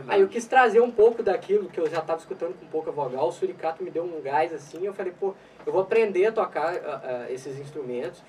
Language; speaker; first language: Portuguese; native; Portuguese